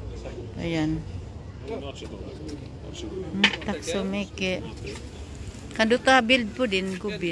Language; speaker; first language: Swedish; non-native, learner; Waray